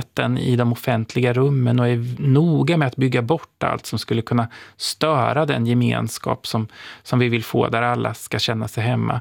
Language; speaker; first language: Swedish; native; Swedish